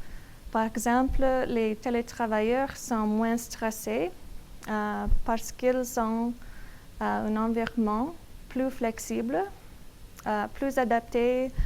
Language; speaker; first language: French; non-native, learner; English